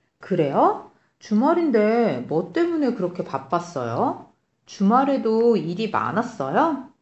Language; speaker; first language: Korean; native; Korean